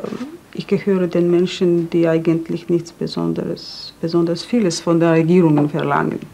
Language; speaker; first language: German; non-native, fluent; Georgian